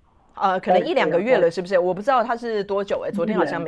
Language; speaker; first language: Chinese; native; Chinese